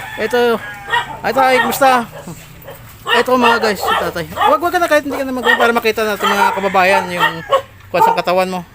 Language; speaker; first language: Filipino; native; Filipino